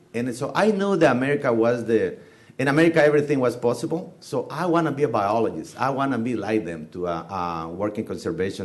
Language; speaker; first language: English; non-native, fluent; Spanish